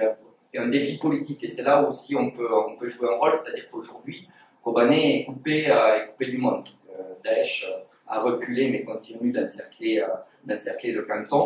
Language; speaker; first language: French; native; French